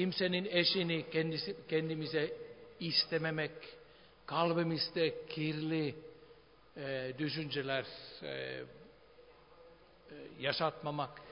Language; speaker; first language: Turkish; non-native, fluent; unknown